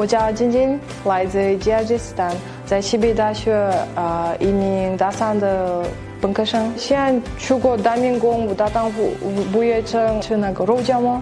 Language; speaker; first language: Chinese; non-native, learner; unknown